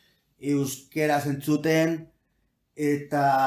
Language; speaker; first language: Basque; non-native, local second language; Spanish